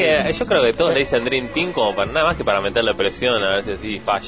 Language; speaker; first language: Spanish; native; Spanish